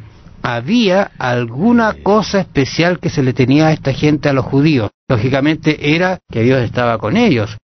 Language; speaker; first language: Spanish; native; Spanish